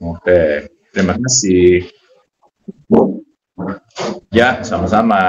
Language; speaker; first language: Indonesian; non-native, fluent; English